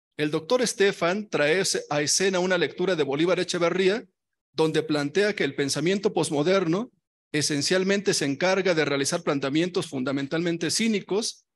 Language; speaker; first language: Spanish; native; Spanish